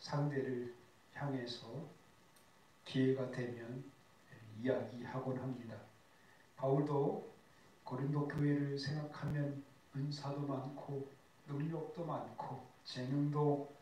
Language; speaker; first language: Korean; native; Korean